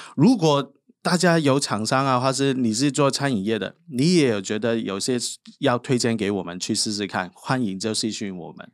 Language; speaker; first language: Chinese; non-native, local second language; Cantonese